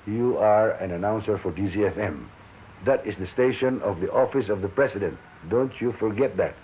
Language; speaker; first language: English; non-native, local second language; Filipino